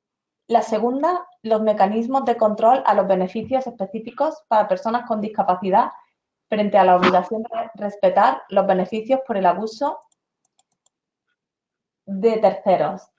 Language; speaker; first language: Spanish; native; Spanish